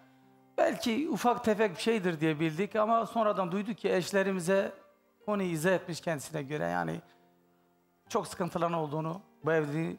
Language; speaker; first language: Turkish; native; Turkish